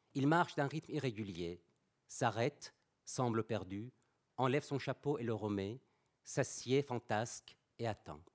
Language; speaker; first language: French; non-native, fluent; Persian